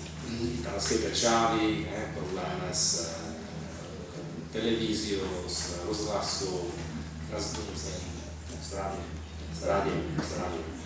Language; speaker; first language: Slovenian; non-native, fluent; Italian